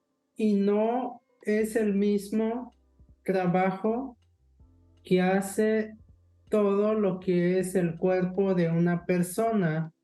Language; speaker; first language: Spanish; non-native, local second language; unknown